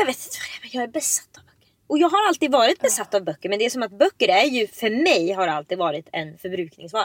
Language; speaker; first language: Swedish; native; Swedish